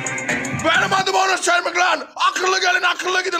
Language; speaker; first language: Turkish; native; Turkish